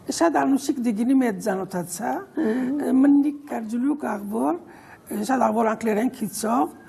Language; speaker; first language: Armenian; early bilingual, heritage; Armenian